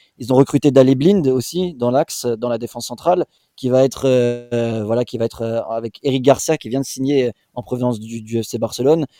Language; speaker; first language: French; native; French